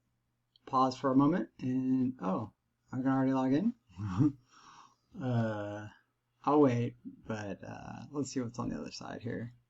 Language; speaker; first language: English; native; English